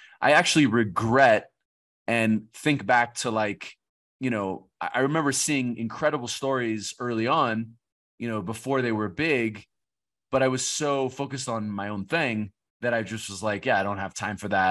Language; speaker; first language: English; native; English